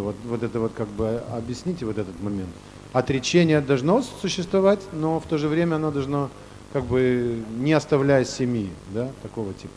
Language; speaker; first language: Russian; native; Russian